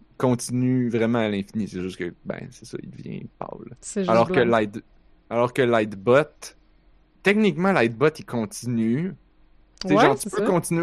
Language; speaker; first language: French; native; French